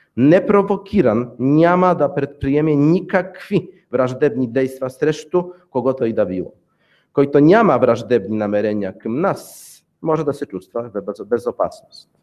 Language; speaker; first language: Bulgarian; non-native, fluent; Polish